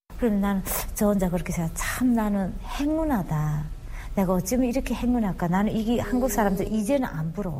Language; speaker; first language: Korean; native; Korean